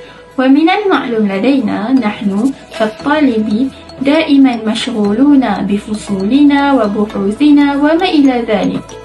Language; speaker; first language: Arabic; non-native, learner; Malay